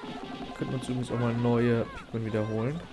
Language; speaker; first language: German; native; German